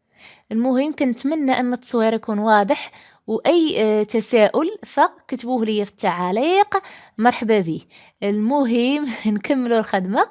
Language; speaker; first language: Arabic; native; Arabic